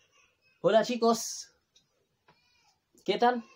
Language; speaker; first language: Spanish; non-native, fluent; Haitian Creole